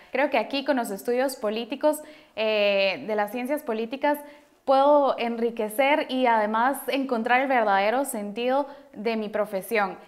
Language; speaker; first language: Spanish; native; Spanish